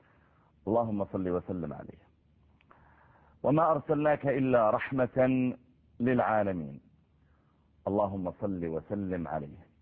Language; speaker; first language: Arabic; native; Arabic